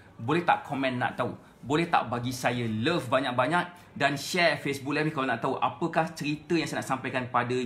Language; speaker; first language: Malay; native; Malay